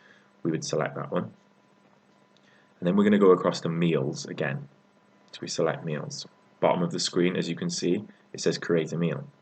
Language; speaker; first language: English; native; English